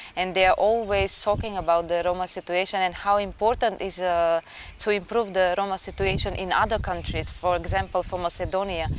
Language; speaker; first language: English; non-native, fluent; Macedonian